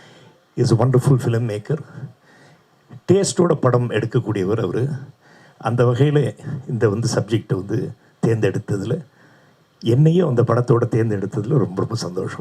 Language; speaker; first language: Tamil; native; Tamil